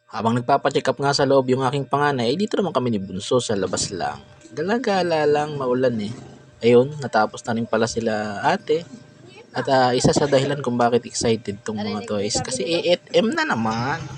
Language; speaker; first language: Filipino; non-native, local second language; Bikol